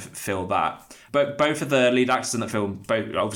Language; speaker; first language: English; native; English